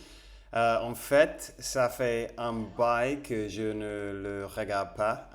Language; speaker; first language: French; non-native, fluent; Spanish